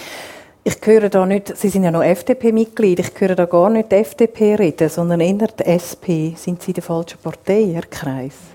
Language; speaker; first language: German; native; German